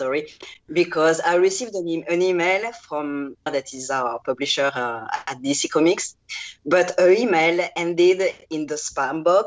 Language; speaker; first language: English; non-native, fluent; French